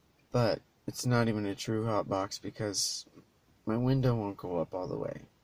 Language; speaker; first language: English; native; English